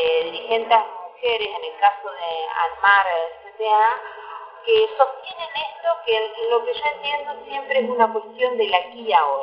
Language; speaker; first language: Spanish; native; Spanish